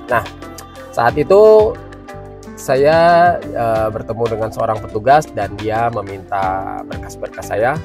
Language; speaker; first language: Indonesian; native; Indonesian